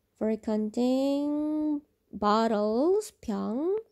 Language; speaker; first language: English; non-native, local second language; Filipino